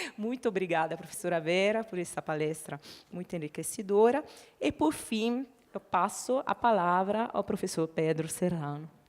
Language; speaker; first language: Portuguese; non-native, fluent; Italian